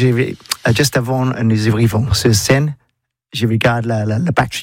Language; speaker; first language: French; non-native, learner; English